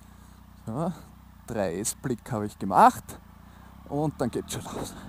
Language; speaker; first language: German; native; German